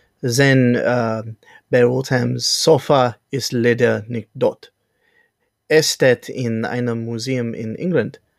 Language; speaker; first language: German; non-native, learner; English